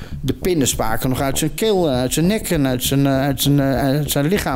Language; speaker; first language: Dutch; native; Dutch